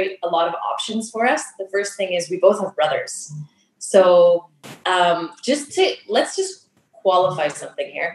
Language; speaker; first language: English; native; English